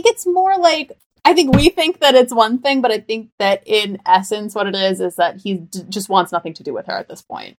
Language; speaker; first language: English; native; English